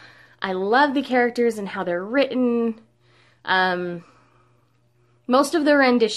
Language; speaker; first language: English; native; English